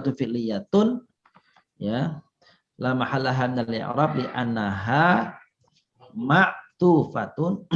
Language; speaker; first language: Arabic; non-native, fluent; Indonesian